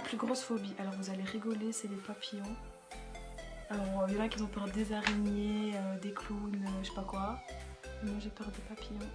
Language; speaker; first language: French; native; French